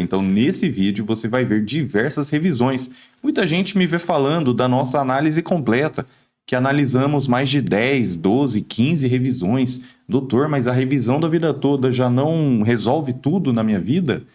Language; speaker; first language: Portuguese; native; Portuguese